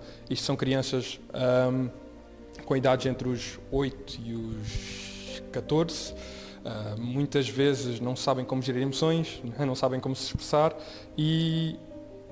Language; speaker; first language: Portuguese; native; Portuguese